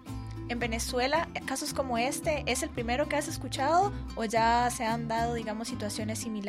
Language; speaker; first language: Spanish; native; Spanish